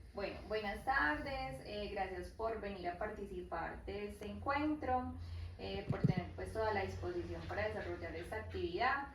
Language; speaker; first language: Spanish; native; Spanish